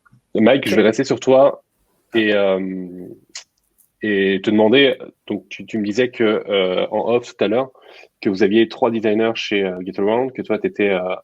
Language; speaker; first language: French; native; French